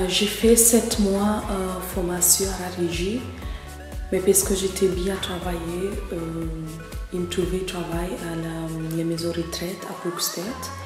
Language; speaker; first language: French; non-native, learner; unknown